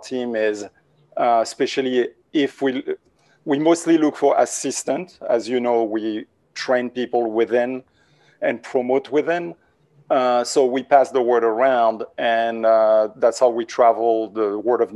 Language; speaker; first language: English; non-native, fluent; French